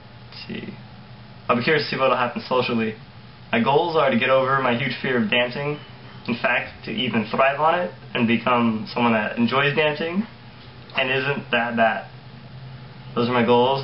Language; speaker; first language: English; native; English